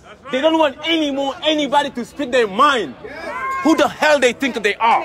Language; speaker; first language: English; non-native, fluent; Wolof